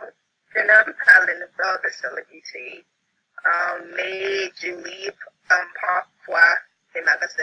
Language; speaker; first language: French; non-native, learner; English